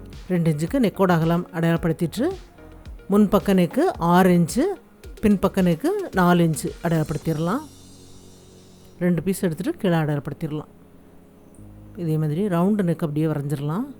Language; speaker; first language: Tamil; native; Tamil